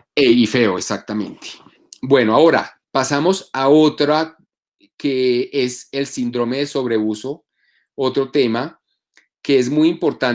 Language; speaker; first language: Spanish; native; Spanish